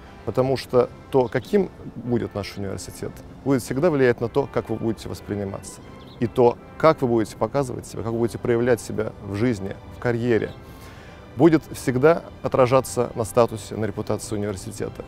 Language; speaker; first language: Russian; native; Russian